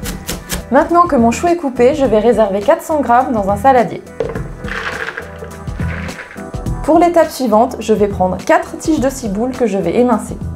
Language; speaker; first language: French; native; French